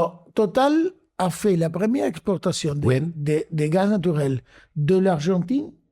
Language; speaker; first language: French; non-native, fluent; Spanish